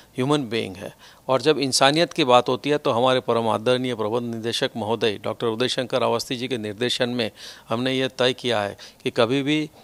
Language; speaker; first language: Hindi; non-native, local second language; Gujarati